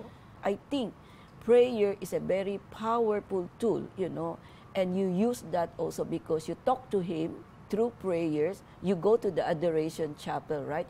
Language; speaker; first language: English; non-native, local second language; Filipino